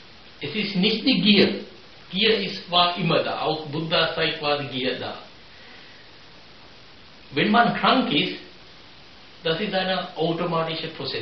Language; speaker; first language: German; non-native, fluent; Sinhala